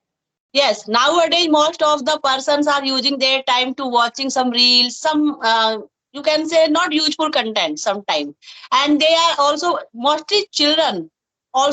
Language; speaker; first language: English; non-native, fluent; Hindi